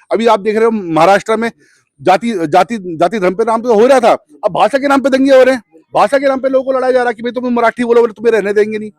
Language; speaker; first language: Hindi; native; Hindi